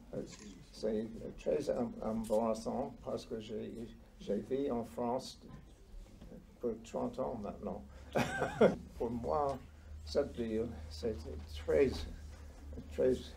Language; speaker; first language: French; non-native, learner; English